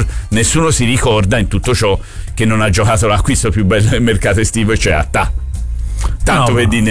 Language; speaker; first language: Italian; native; Italian